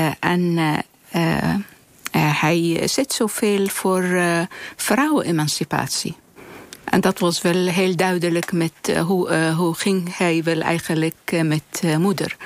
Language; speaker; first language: Dutch; non-native, fluent; Arabic